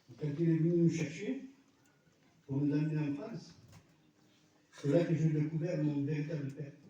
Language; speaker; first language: French; early bilingual, other home language; Arabic